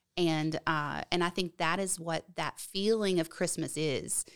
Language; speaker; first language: English; native; English